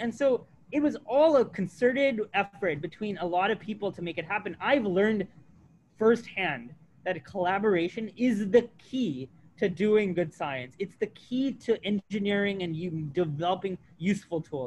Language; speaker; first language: English; native; English